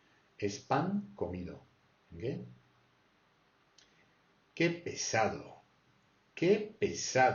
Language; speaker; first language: Spanish; non-native, fluent; French